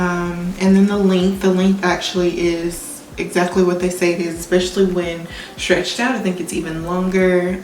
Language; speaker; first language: English; native; English